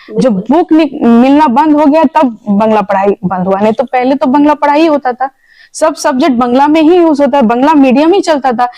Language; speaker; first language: Hindi; non-native, local second language; Bangla